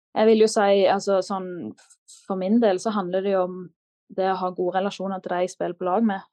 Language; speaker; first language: Norwegian; native; Norwegian